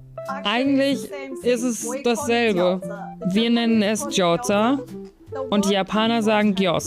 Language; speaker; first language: German; non-native, fluent; Chinese